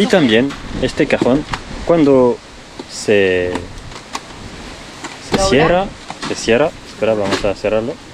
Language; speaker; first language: Spanish; non-native, learner; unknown